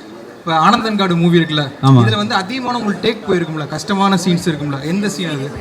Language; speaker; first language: Tamil; native; Tamil